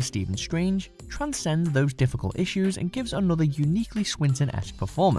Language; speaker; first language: English; native; English